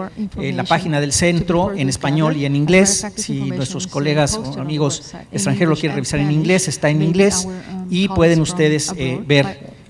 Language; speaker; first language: Spanish; native; Spanish